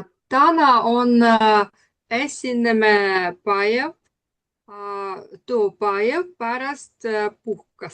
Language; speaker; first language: Estonian; non-native, learner; Russian